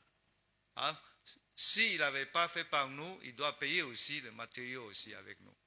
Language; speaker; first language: French; non-native, learner; Chinese